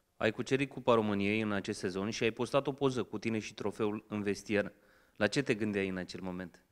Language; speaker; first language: Romanian; native; Romanian